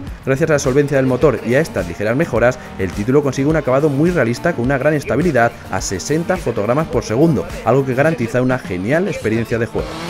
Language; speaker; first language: Spanish; native; Spanish